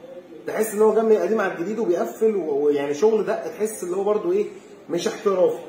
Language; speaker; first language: Arabic; native; Arabic